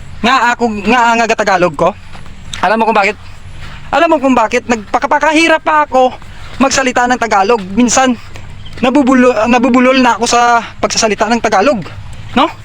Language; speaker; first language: Filipino; non-native, local second language; Hiligaynon